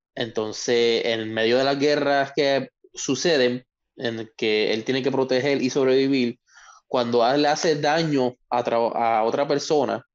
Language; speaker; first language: Spanish; native; Spanish